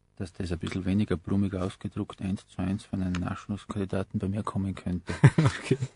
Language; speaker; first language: German; native; German